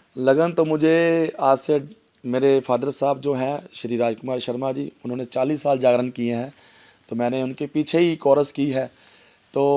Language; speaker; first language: Hindi; non-native, local second language; Punjabi